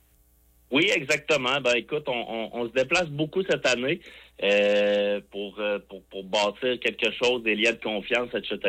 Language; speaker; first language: French; native; French